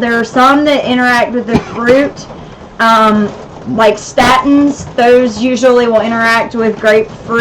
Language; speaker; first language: English; native; English